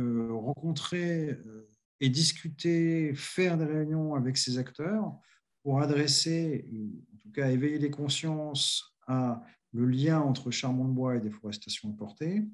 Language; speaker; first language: French; native; French